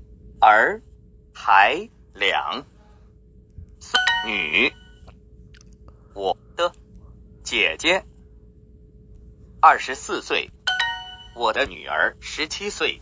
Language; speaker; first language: Chinese; non-native, learner; English